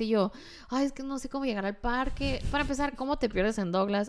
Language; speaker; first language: Spanish; early bilingual, heritage; Spanish